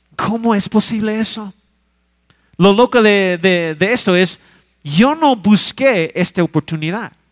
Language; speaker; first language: Spanish; non-native, fluent; English